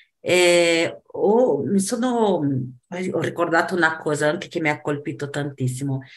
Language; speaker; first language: Italian; non-native, fluent; Portuguese